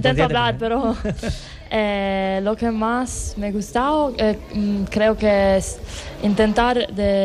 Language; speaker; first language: Spanish; non-native, learner; Italian